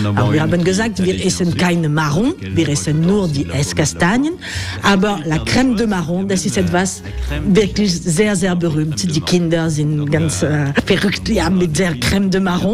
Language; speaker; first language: German; non-native, learner; French